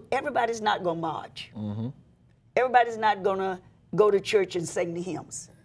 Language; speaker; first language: English; native; English